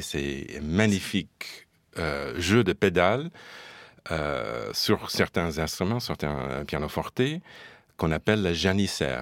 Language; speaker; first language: French; non-native, fluent; English